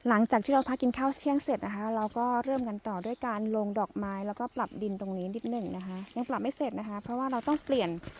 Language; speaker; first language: Thai; non-native, local second language; Karen languages